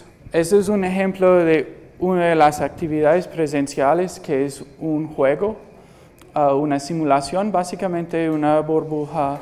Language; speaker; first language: Spanish; non-native, fluent; English